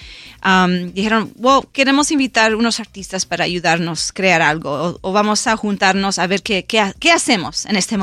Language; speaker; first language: Spanish; early bilingual, heritage; Spanish